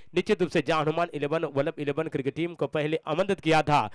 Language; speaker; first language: Hindi; non-native, local second language; Marathi